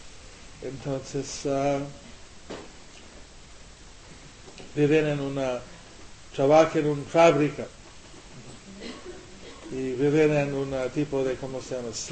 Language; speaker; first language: Spanish; non-native, learner; English